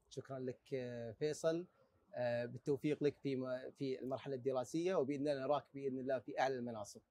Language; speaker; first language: Arabic; native; Arabic